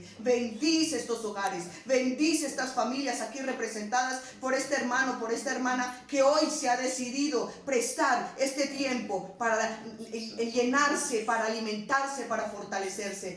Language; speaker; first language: Spanish; native; Spanish